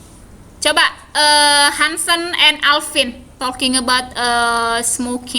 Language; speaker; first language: English; non-native, fluent; Indonesian